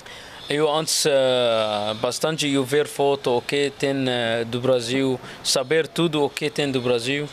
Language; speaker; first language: Portuguese; non-native, learner; Arabic